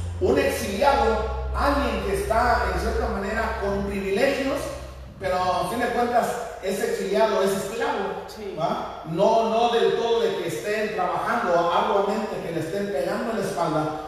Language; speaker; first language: Spanish; native; Spanish